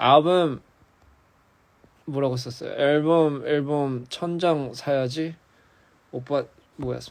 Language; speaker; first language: Korean; early bilingual, heritage; English